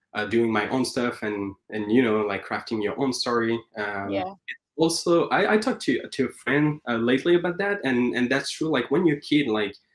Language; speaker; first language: English; non-native, fluent; French